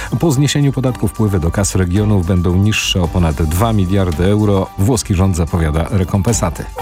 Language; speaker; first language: Polish; native; Polish